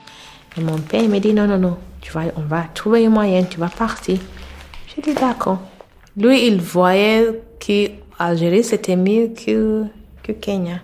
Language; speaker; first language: French; non-native, learner; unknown